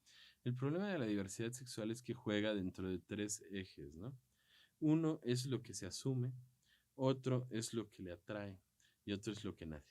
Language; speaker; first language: Spanish; native; Spanish